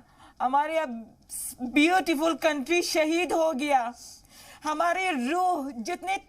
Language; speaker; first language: Hindi; non-native, learner; Persian